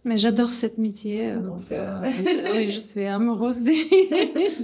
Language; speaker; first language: French; non-native, learner; Russian